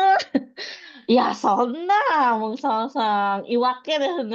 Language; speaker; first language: Japanese; non-native, fluent; Indonesian